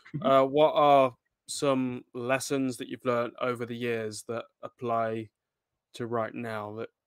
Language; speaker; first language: English; native; English